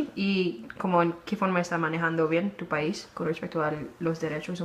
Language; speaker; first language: Spanish; non-native, learner; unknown